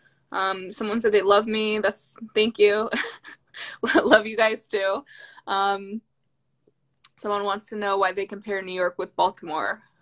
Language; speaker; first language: English; native; English